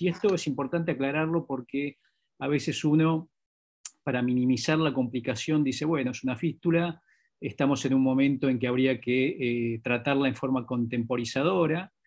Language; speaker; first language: Spanish; native; Spanish